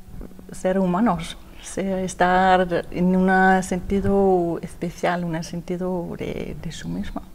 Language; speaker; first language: Spanish; non-native, learner; Danish